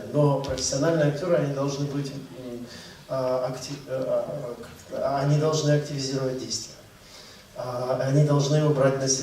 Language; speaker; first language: Russian; native; Russian